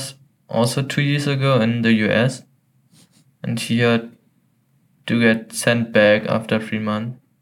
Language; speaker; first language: English; non-native, fluent; German